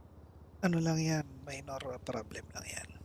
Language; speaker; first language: Filipino; native; Filipino